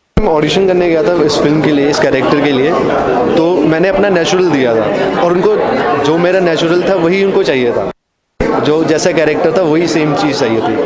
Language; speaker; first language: Urdu; non-native, local second language; Punjabi